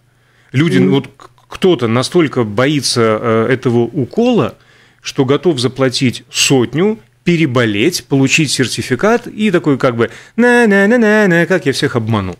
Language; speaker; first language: Russian; native; Russian